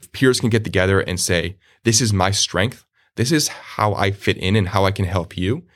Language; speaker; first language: English; native; English